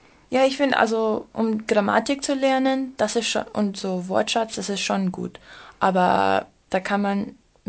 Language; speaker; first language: German; non-native, fluent; English